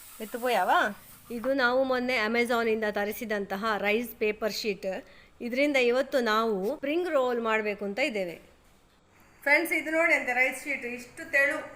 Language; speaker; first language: Kannada; non-native, local second language; Tulu